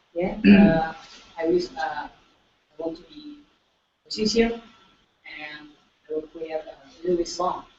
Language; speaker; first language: English; non-native, learner; Indonesian